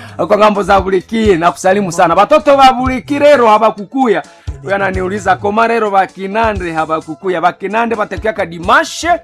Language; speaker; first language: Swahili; non-native, local second language; Nande